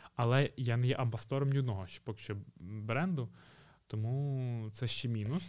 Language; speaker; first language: Ukrainian; native; Ukrainian